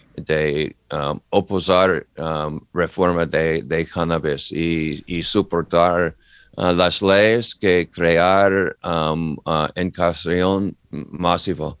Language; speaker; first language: Spanish; non-native, learner; English